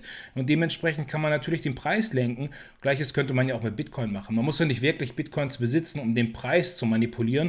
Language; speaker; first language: German; native; German